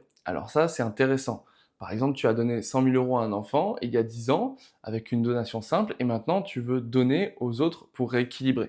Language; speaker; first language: French; native; French